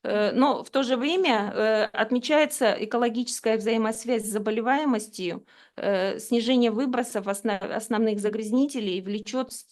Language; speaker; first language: Russian; native; Russian